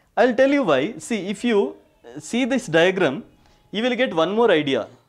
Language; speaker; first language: English; non-native, local second language; Kannada